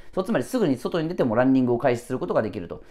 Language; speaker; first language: Japanese; native; Japanese